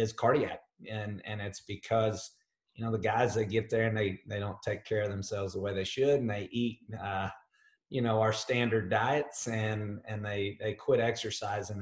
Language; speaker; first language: English; native; English